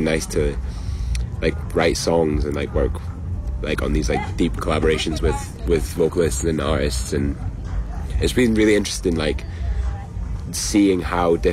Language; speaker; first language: English; native; English